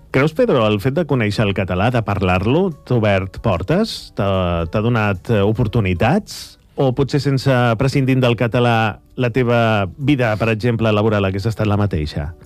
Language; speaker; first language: Catalan; native; Catalan